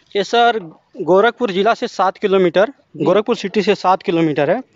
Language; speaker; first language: Hindi; native; Hindi